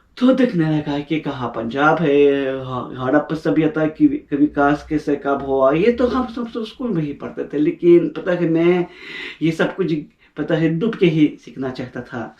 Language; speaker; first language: Hindi; non-native, fluent; Russian